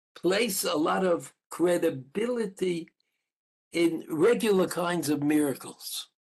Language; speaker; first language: English; native; English